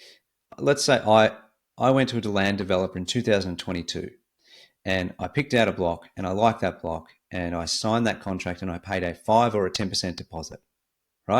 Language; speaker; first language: English; native; English